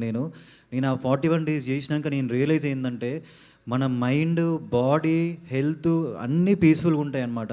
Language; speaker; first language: Telugu; native; Telugu